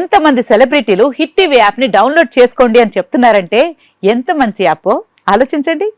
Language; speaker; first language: Telugu; native; Telugu